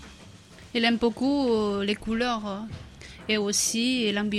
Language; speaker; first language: French; non-native, learner; Chinese